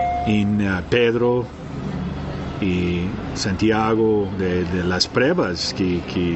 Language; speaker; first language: Spanish; non-native, fluent; Portuguese